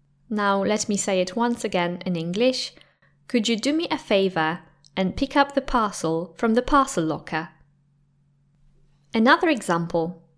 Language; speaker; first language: English; non-native, fluent; Polish